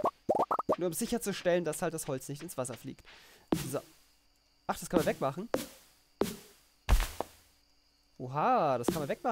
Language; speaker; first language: German; native; German